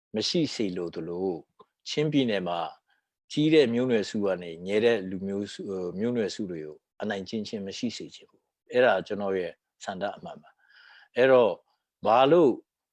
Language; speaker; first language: Burmese; non-native, local second language; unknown